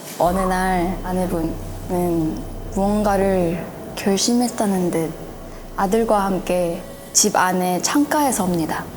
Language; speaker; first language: Korean; non-native, fluent; Chinese